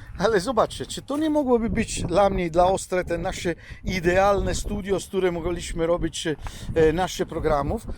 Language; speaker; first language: Polish; non-native, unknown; Italian